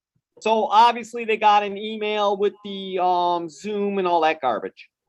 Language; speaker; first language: English; native; English